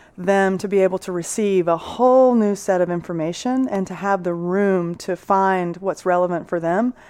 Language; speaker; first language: English; native; English